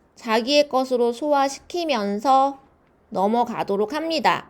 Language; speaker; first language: Korean; native; Korean